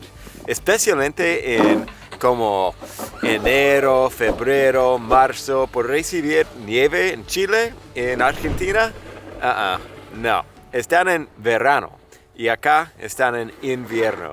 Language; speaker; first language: Spanish; non-native, fluent; English